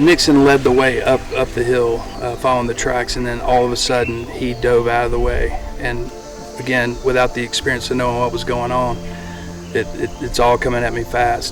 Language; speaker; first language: English; native; English